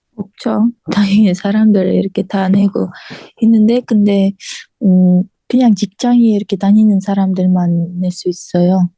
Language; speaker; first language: Korean; non-native, fluent; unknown